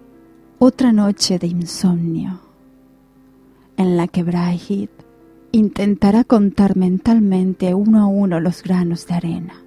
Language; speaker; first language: Spanish; native; Spanish